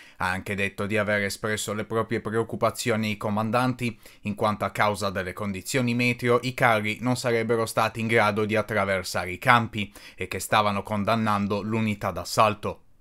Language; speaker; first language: Italian; native; Italian